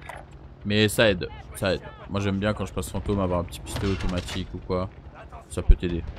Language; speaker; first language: French; native; French